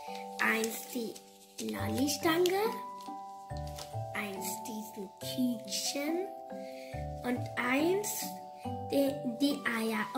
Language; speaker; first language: German; early bilingual, other home language; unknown